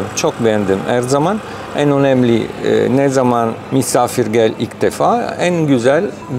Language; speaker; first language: Turkish; non-native, learner; Italian